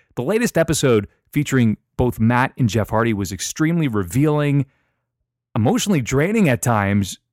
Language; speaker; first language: English; native; English